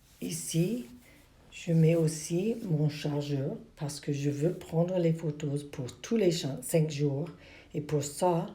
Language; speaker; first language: French; non-native, learner; English